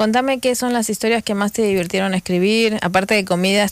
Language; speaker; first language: Spanish; native; Spanish